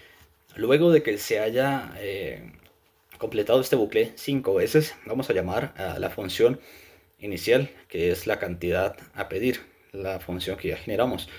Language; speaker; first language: Spanish; native; Spanish